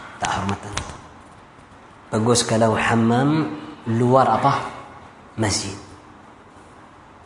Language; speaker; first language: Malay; non-native, fluent; Arabic